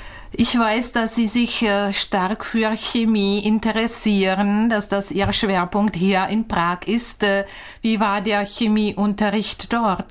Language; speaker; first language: German; non-native, fluent; Czech